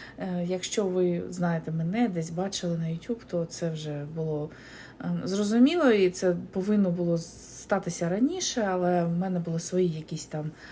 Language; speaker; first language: Ukrainian; non-native, local second language; Russian